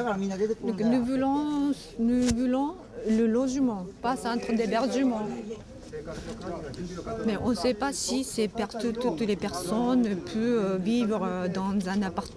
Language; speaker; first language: French; non-native, fluent; Japanese